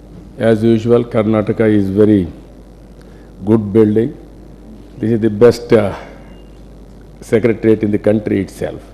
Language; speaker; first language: English; non-native, local second language; Telugu